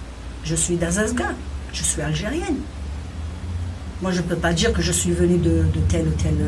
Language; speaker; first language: French; non-native, local second language; Kabyle